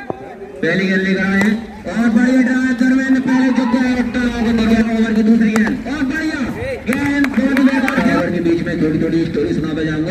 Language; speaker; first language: Hindi; native; Hindi